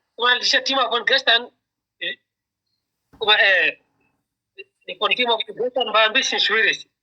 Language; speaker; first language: German; non-native, learner; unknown